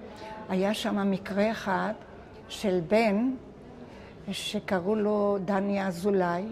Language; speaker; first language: Hebrew; non-native, local second language; Ladino